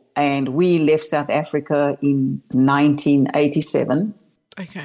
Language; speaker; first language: English; native; English